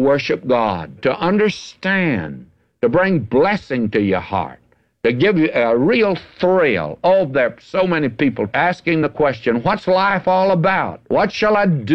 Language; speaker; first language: English; native; English